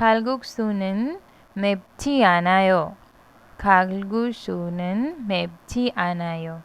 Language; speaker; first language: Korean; non-native, fluent; Hindi